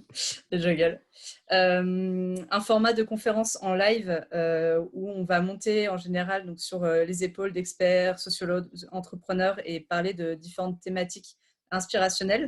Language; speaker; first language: French; native; French